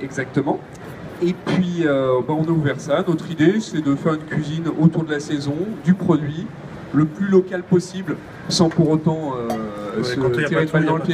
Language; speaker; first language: French; native; French